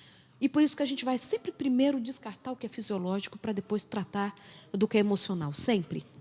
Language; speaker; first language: Portuguese; native; Portuguese